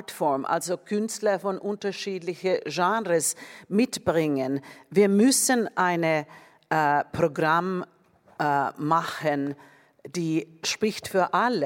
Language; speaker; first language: German; non-native, fluent; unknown